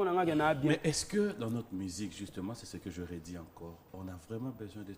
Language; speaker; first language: French; non-native, local second language; Lingala